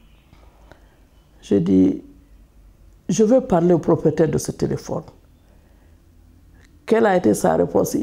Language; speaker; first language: French; non-native, local second language; Fula